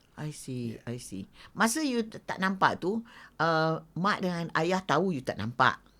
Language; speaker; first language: Malay; native; Malay